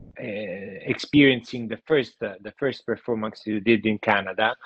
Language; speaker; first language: English; non-native, fluent; Italian